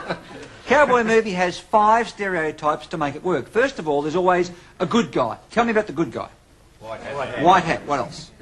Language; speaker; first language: English; native; English